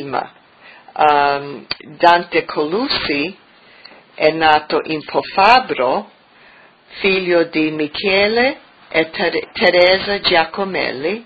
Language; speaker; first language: Italian; early bilingual, heritage; English